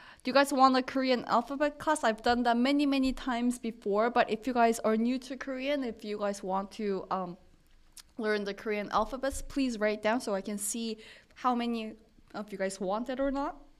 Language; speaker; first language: English; non-native, fluent; Korean